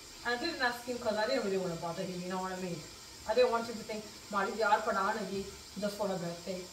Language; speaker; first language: English; early bilingual, other home language; Punjabi